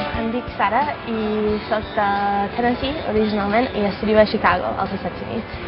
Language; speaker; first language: Catalan; non-native, fluent; English